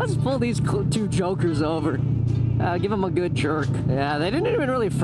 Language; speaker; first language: English; native; English